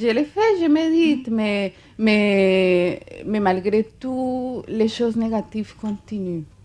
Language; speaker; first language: French; non-native, fluent; Spanish